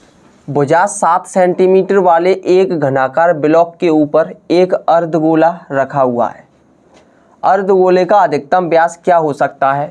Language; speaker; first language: Hindi; native; Hindi